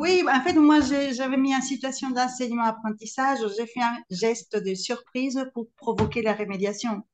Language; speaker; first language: French; non-native, fluent; Spanish